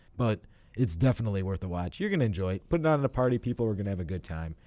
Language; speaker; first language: English; native; English